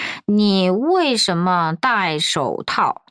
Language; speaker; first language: Chinese; non-native, fluent; Korean